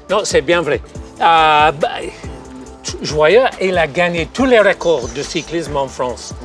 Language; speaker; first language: French; non-native, fluent; English